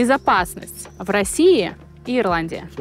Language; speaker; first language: Russian; native; Russian